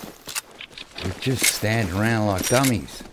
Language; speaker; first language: English; native; English